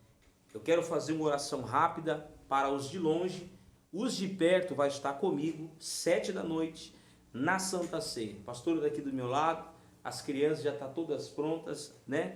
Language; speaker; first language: Portuguese; native; Portuguese